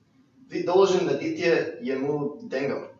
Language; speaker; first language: Russian; non-native, learner; English